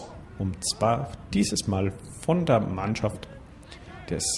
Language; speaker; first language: German; native; German